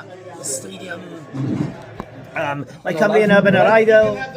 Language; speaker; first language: Welsh; non-native, learner; English